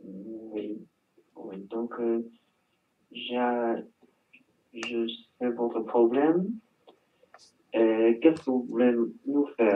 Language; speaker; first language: French; non-native, learner; Chinese